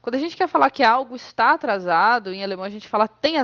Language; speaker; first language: Portuguese; native; Portuguese